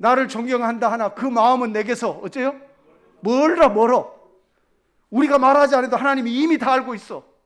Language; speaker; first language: Korean; native; Korean